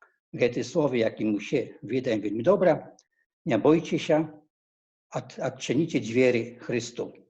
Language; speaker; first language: Polish; non-native, learner; Belarusian